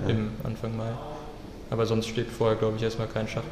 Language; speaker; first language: German; native; German